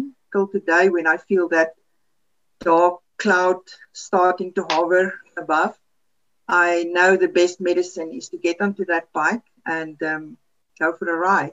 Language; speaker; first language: English; non-native, local second language; Afrikaans